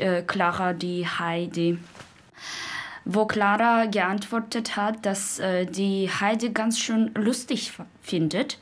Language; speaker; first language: German; non-native, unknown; Uzbek